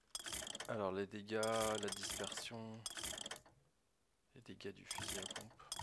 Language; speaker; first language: French; native; French